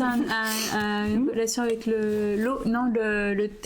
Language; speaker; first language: French; native; French